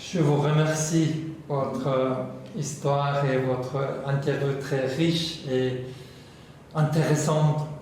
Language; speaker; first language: French; non-native, learner; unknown